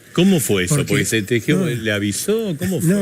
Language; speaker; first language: Spanish; native; Spanish